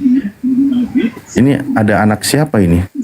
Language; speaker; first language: Indonesian; native; Indonesian